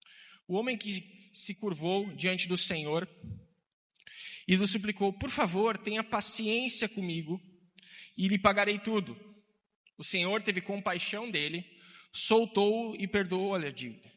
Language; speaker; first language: Portuguese; native; Portuguese